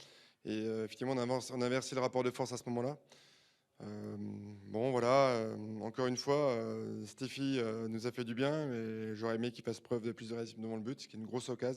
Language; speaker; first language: French; native; French